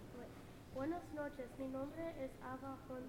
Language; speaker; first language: Spanish; non-native, learner; English